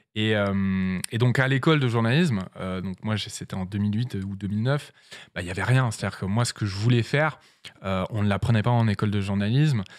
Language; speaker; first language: French; native; French